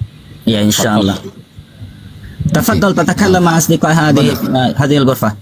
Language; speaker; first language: Arabic; non-native, learner; Indonesian